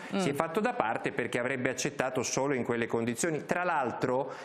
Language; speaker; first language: Italian; native; Italian